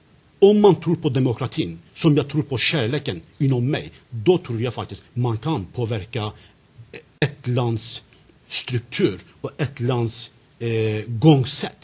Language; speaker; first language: Swedish; non-native, fluent; Zaza